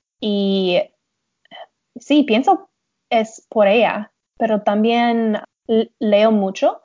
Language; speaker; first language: Spanish; non-native, learner; English